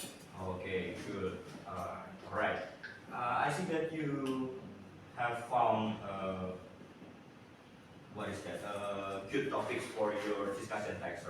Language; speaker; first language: English; non-native, learner; Indonesian